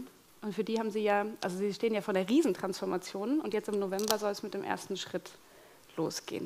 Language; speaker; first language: German; native; German